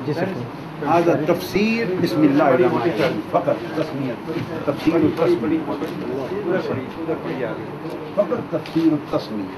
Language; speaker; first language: Arabic; non-native, learner; Urdu